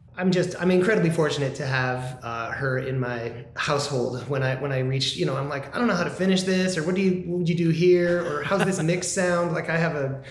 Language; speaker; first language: English; native; English